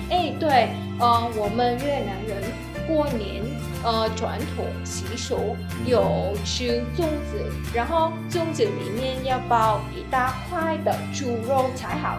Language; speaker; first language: Chinese; non-native, fluent; Vietnamese